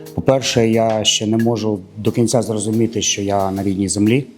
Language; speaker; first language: Ukrainian; non-native, local second language; Russian